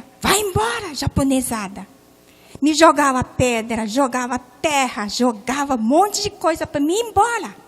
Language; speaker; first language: Portuguese; non-native, local second language; Japanese